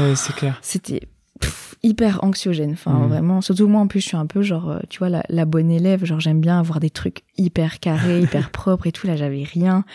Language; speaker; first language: French; native; French